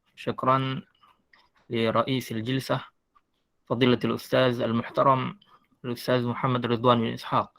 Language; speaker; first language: Arabic; non-native, fluent; Malay